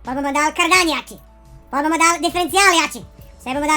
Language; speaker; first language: Slovenian; native; Slovenian